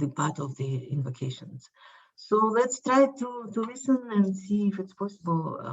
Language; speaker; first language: English; non-native, fluent; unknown